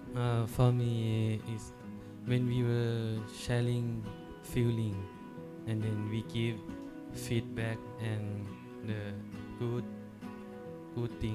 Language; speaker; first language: English; non-native, learner; Thai